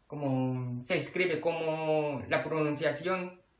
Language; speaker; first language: Spanish; non-native, fluent; Korean